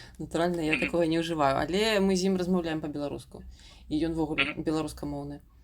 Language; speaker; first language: Belarusian; non-native, local second language; Russian